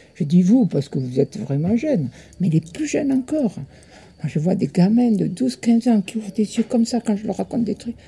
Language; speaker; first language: French; early bilingual, other home language; Italian